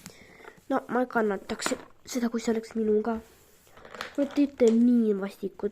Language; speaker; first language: Estonian; non-native, local second language; Russian